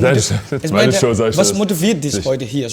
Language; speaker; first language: German; non-native, fluent; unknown